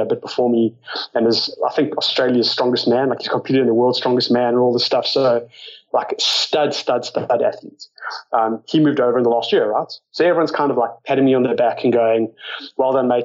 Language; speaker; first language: English; native; English